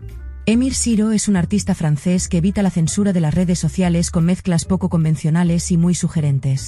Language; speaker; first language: Spanish; native; Spanish